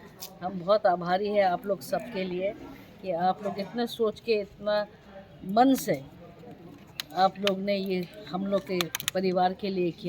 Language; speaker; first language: Hindi; non-native, local second language; Kok Borok